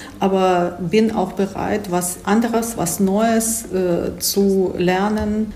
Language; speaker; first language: German; non-native, fluent; Russian